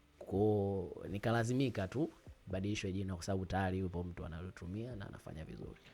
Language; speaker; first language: Swahili; native; Swahili